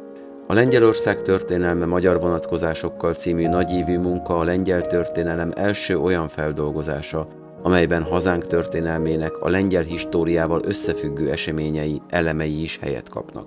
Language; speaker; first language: Hungarian; native; Hungarian